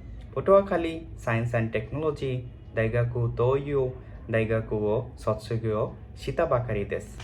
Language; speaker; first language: Japanese; non-native, learner; Bangla